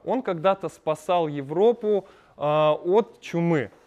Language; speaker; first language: Russian; native; Russian